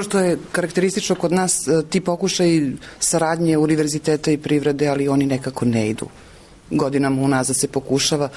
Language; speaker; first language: Serbian; native; Serbian